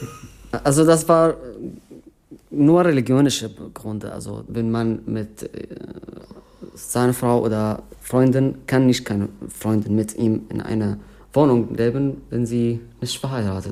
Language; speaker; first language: German; non-native, learner; Arabic